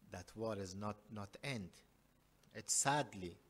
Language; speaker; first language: English; non-native, learner; Persian